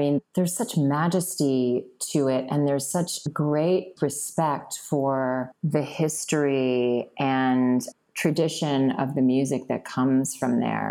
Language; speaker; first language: English; native; English